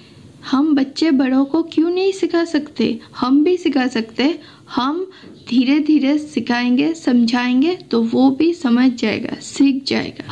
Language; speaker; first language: Hindi; non-native, local second language; Assamese